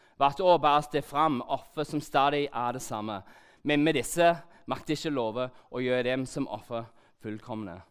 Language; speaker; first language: Norwegian; non-native, learner; English